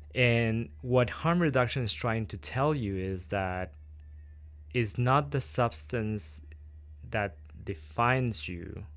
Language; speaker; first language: English; non-native, fluent; Spanish